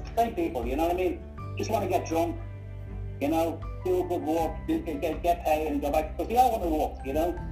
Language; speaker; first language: English; native; English